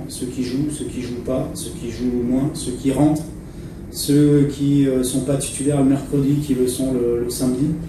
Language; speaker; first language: French; native; French